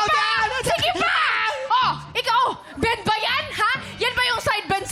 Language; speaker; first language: Filipino; native; Filipino